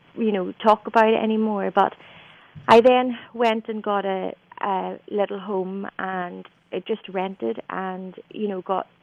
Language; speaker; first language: English; native; English